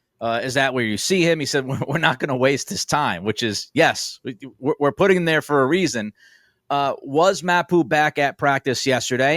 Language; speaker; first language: English; native; English